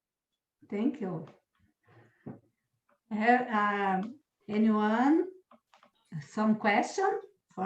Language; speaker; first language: English; non-native, learner; Portuguese